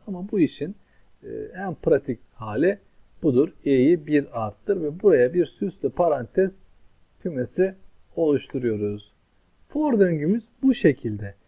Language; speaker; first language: Turkish; native; Turkish